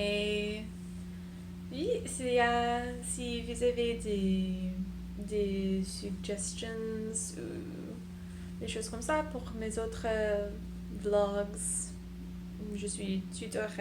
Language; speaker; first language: French; non-native, learner; English